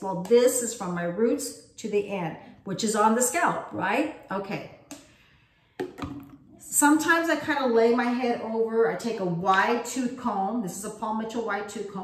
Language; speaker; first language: English; native; English